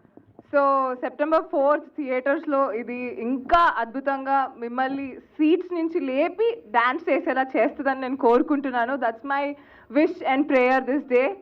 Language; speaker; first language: Telugu; native; Telugu